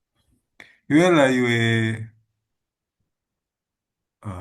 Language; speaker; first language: Chinese; non-native, learner; Indonesian